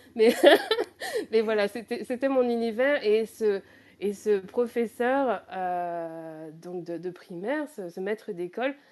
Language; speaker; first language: French; native; French